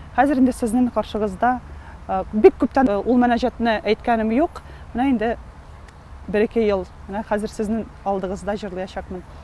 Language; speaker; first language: Tatar; non-native, local second language; Russian